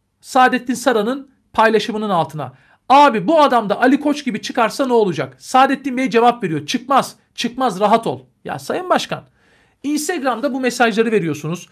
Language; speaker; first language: Turkish; native; Turkish